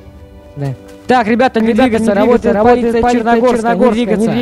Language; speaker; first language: Russian; native; Russian